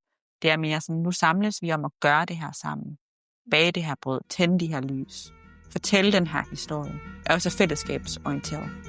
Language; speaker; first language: Danish; native; Danish